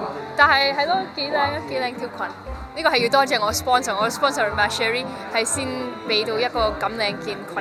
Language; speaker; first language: Cantonese; early bilingual, heritage; Cantonese